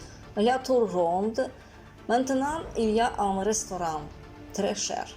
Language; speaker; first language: French; non-native, fluent; Russian